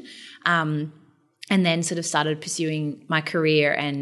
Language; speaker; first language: English; native; English